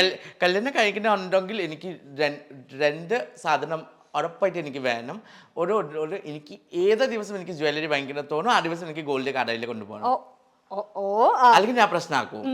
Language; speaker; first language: Malayalam; non-native, fluent; Assamese